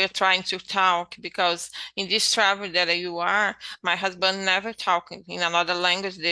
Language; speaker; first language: English; non-native, learner; Portuguese